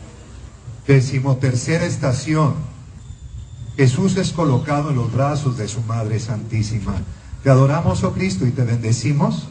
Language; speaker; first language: Spanish; native; Spanish